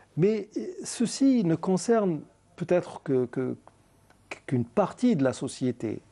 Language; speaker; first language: French; non-native, local second language; Arabic